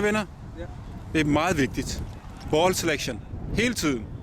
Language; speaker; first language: Danish; early bilingual, other home language; Urdu